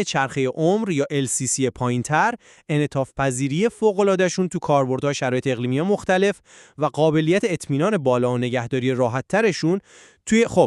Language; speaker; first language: Persian; native; Persian